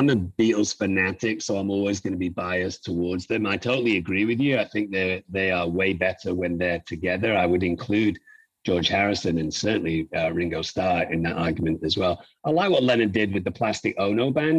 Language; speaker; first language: English; native; English